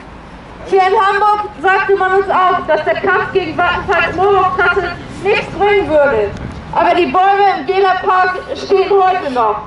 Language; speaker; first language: German; native; German